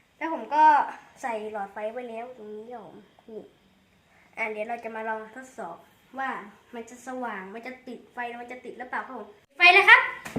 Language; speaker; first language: Thai; native; Thai